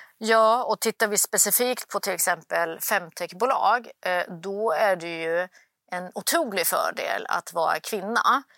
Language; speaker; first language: Swedish; early bilingual, other home language; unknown